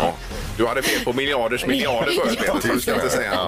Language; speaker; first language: Swedish; native; Swedish